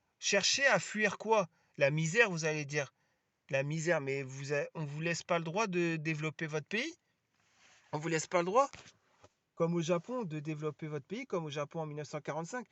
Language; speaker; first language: French; native; French